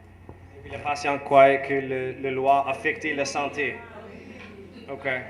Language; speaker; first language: French; non-native, learner; English